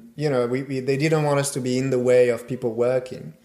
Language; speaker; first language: English; non-native, fluent; French